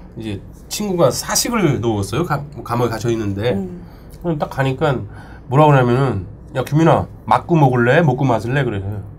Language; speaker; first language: Korean; native; Korean